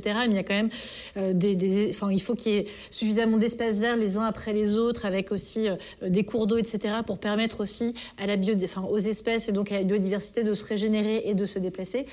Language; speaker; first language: French; native; French